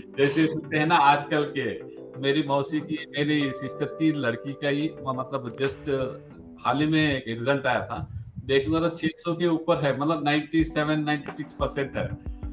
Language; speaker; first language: Hindi; non-native, local second language; Kannada